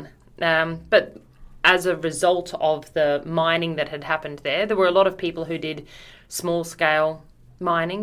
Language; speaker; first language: English; native; English